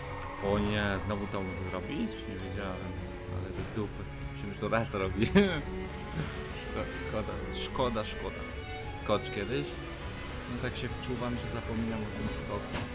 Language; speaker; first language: Polish; native; Polish